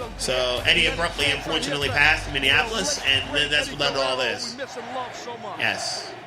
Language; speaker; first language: English; native; English